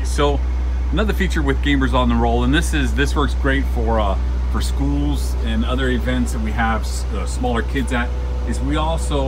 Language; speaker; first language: English; native; English